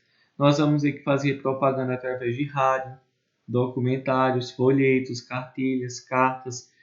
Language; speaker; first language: Portuguese; native; Portuguese